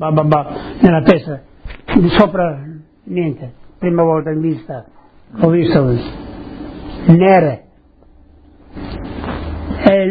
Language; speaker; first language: Italian; early bilingual, heritage; Italian